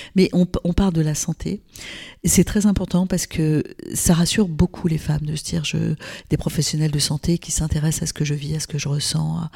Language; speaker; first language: French; non-native, local second language; Arabic